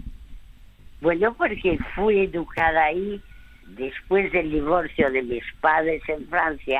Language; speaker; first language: Spanish; early bilingual, other home language; French